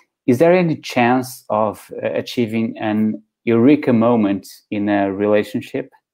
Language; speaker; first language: English; non-native, fluent; Portuguese